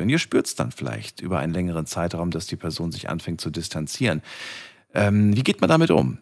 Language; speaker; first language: German; native; German